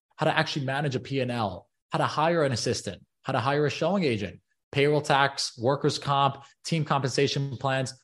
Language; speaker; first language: English; native; English